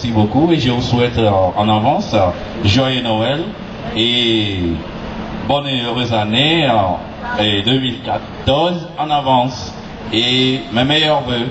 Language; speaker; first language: French; non-native, fluent; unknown